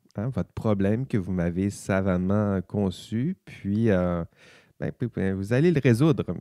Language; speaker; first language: French; native; French